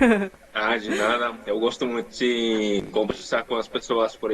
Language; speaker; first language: Portuguese; non-native, fluent; Spanish